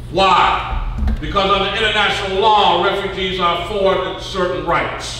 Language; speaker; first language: English; native; English